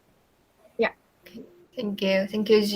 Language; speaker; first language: English; non-native, learner; Vietnamese